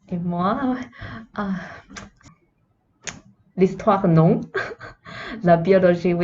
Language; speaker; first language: French; non-native, fluent; Chinese